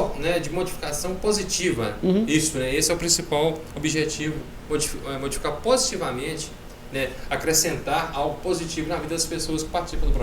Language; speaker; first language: Portuguese; native; Portuguese